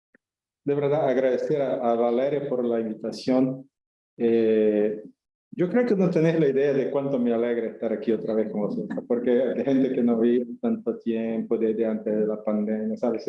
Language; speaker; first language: Spanish; non-native, fluent; Portuguese